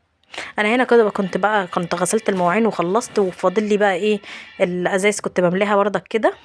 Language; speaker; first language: Arabic; native; Arabic